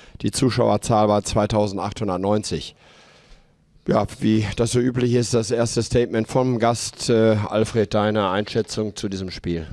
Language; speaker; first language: German; native; German